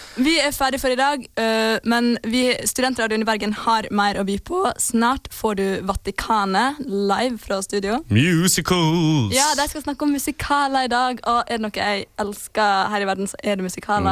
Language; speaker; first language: Norwegian; native; Norwegian